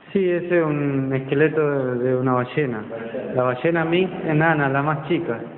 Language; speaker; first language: Spanish; native; Spanish